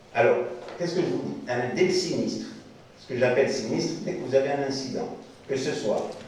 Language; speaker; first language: French; non-native, local second language; Arabic